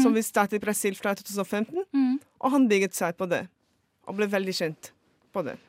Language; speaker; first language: Norwegian; non-native, fluent; Portuguese